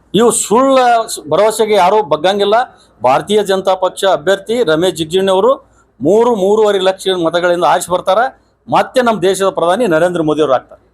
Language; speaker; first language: Kannada; native; Kannada